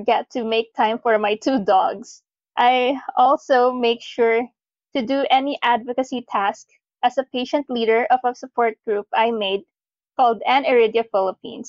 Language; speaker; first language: English; non-native, local second language; Filipino